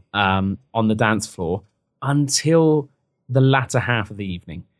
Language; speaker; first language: English; native; English